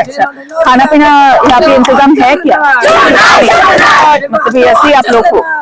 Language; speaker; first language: Hindi; non-native, local second language; Bangla